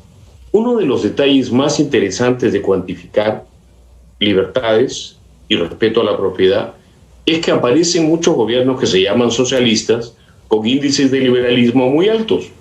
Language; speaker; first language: Spanish; native; Spanish